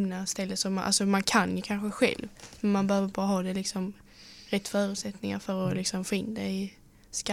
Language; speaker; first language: Swedish; native; Swedish